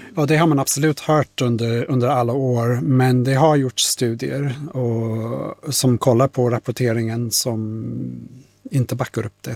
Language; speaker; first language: Swedish; non-native, fluent; English